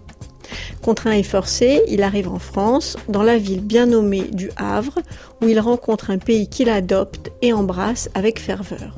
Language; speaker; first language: French; native; French